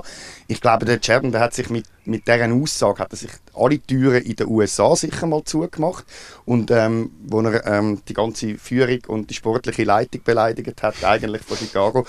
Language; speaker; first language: German; native; German